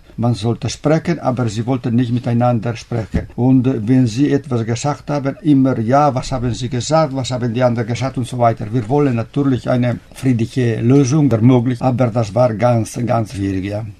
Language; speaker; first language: German; non-native, fluent; Italian